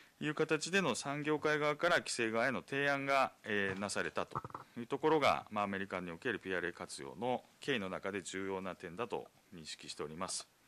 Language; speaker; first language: Japanese; native; Japanese